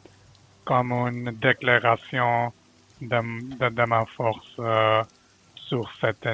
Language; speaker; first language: French; non-native, learner; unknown